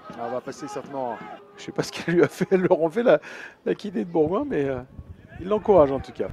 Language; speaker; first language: French; native; French